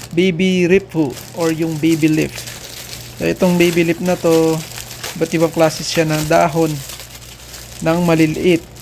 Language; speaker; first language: Filipino; non-native, local second language; Pampanga